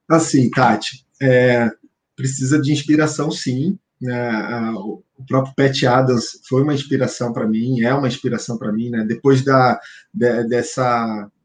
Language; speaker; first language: Portuguese; native; Portuguese